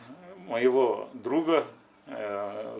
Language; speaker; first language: Russian; non-native, local second language; Yakut